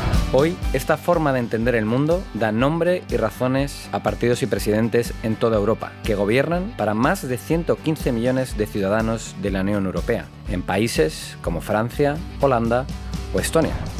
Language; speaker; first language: Spanish; native; Spanish